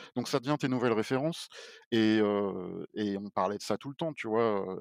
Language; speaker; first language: French; native; French